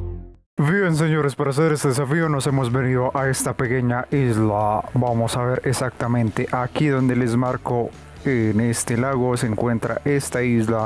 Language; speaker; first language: Spanish; native; Spanish